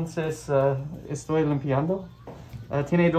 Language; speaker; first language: Spanish; non-native, learner; English